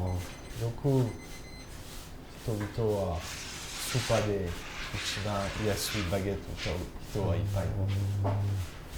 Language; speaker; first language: Japanese; non-native, learner; French